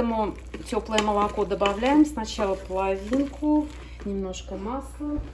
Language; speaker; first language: Russian; native; Russian